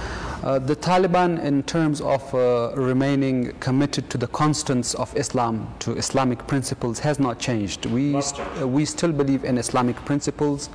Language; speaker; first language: English; non-native, fluent; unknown